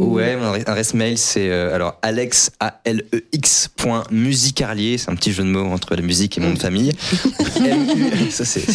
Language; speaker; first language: French; native; French